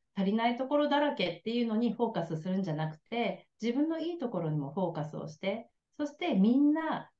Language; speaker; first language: Japanese; native; Japanese